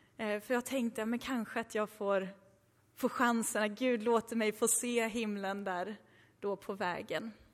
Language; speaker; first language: Swedish; early bilingual, other home language; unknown